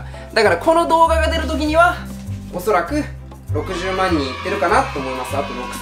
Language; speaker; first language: Japanese; native; Japanese